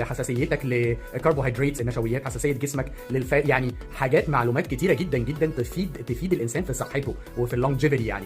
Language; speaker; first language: Arabic; native; Arabic